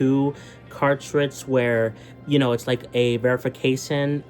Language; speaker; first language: English; native; English